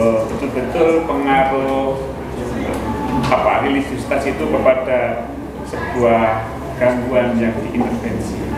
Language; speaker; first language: Indonesian; native; Indonesian